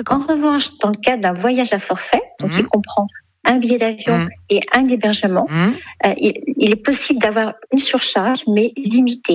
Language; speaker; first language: French; native; French